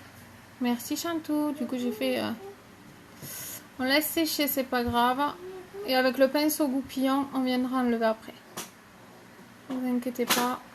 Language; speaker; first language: French; native; French